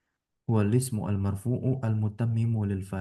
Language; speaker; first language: Arabic; non-native, fluent; Indonesian